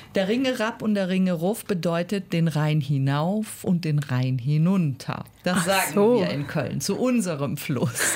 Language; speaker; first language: German; native; German